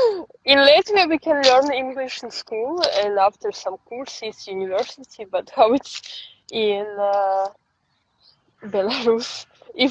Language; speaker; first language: English; non-native, fluent; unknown